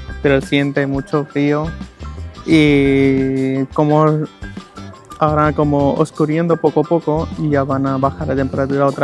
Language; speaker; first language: Spanish; non-native, learner; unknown